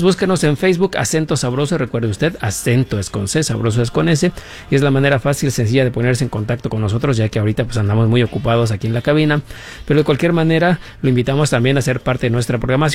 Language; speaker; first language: Spanish; native; Spanish